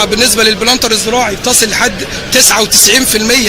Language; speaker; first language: Arabic; native; Arabic